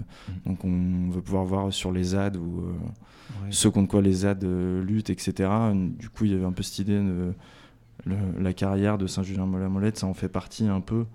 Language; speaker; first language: French; native; French